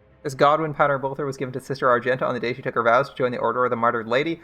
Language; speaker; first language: English; native; English